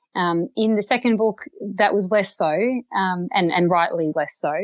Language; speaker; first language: English; native; English